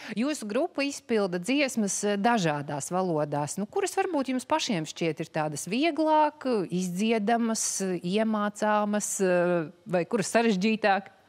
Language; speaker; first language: Latvian; native; Latvian